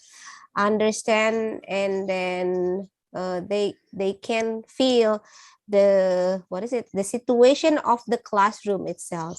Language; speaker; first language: English; non-native, fluent; Indonesian